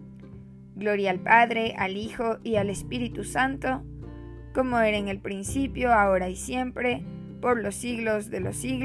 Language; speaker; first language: Spanish; native; Spanish